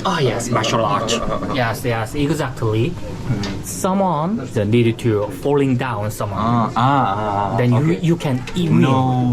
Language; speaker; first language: English; non-native, learner; Korean